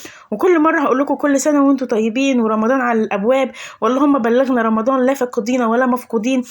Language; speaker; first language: Arabic; native; Arabic